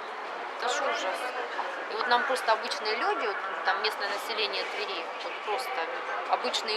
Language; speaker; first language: Russian; native; Russian